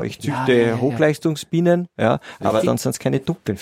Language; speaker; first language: German; native; German